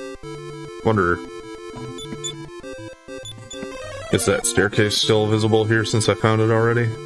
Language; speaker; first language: English; native; English